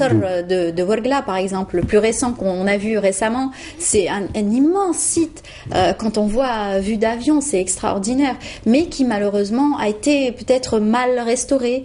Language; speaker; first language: French; native; French